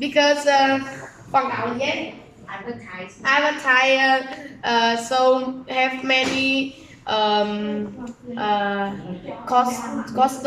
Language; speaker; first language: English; non-native, learner; Vietnamese